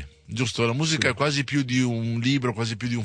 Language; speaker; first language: Italian; native; Italian